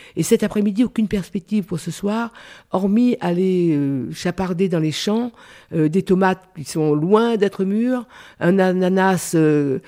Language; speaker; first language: French; non-native, local second language; Réunion Creole French